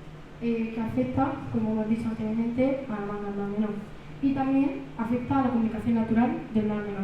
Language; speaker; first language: Spanish; early bilingual, other home language; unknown